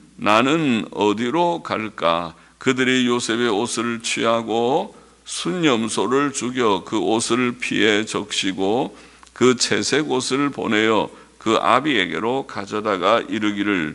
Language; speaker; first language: Korean; native; Korean